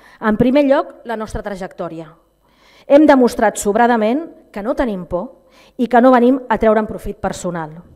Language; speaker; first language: Catalan; native; Catalan